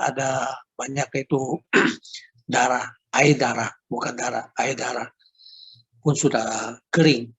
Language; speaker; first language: Indonesian; non-native, local second language; Chinese